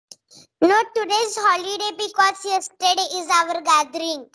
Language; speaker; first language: English; non-native, learner; Marathi